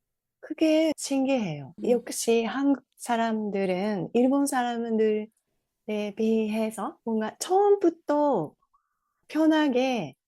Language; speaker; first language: Korean; non-native, fluent; Japanese